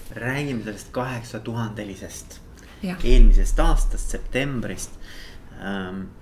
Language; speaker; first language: Estonian; native; Estonian